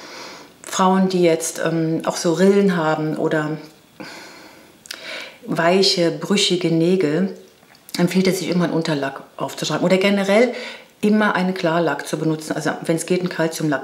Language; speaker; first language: German; native; German